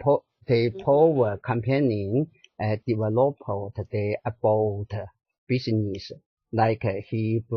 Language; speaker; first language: English; non-native, learner; Chinese